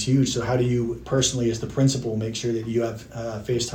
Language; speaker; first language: English; native; English